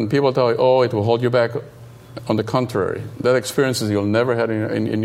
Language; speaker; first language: English; non-native, fluent; Hebrew